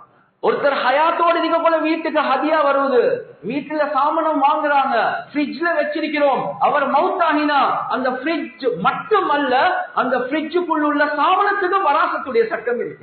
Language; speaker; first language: Tamil; native; Tamil